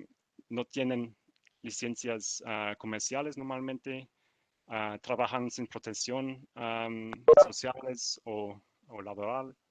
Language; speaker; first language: Spanish; non-native, learner; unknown